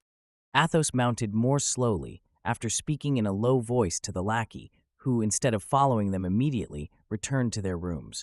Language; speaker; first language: English; native; English